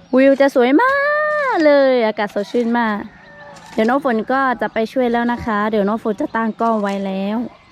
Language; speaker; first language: Thai; non-native, local second language; Lahu